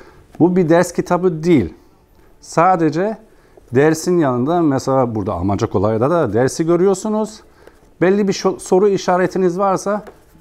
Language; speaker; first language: Turkish; non-native, fluent; German